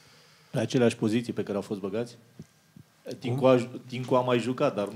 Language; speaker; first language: Romanian; native; Romanian